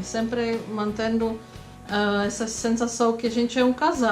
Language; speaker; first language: Portuguese; non-native, fluent; Czech